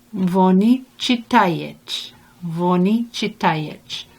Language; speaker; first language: Ukrainian; non-native, learner; English